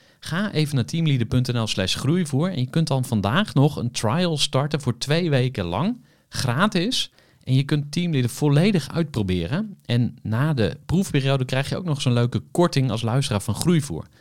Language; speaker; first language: Dutch; native; Dutch